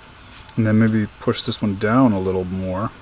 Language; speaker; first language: English; native; English